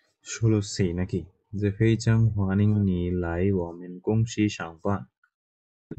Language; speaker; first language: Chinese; non-native, fluent; Bangla